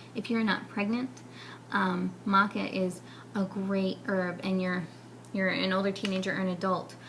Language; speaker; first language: English; native; English